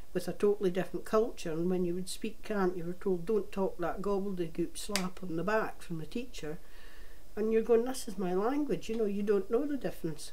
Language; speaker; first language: English; native; English